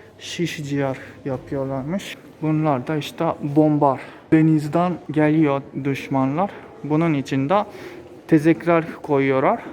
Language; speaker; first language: Turkish; non-native, fluent; Japanese